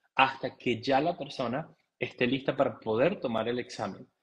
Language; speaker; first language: Spanish; native; Spanish